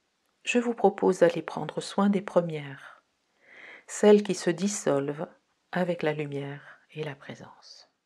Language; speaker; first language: French; native; French